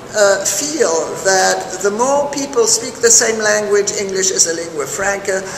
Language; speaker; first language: English; non-native, fluent; French